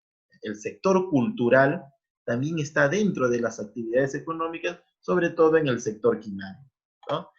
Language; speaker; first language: Spanish; native; Spanish